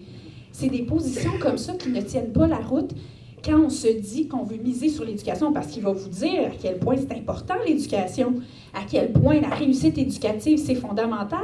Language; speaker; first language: French; native; French